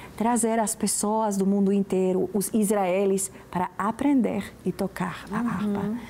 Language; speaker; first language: Portuguese; non-native, fluent; Slovak